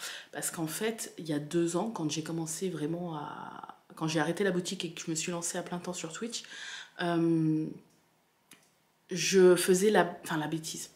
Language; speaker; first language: French; native; French